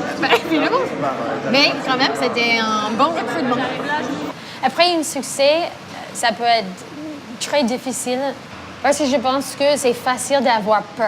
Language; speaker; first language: French; non-native, fluent; English